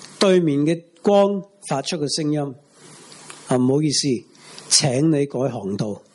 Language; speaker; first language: Cantonese; non-native, fluent; English